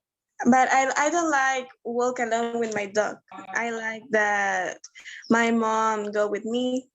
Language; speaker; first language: English; non-native, learner; Spanish